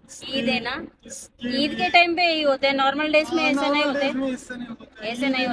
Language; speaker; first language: Hindi; non-native, local second language; Telugu